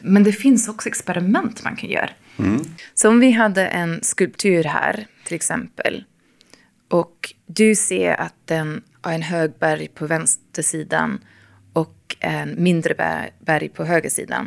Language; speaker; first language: Swedish; non-native, fluent; English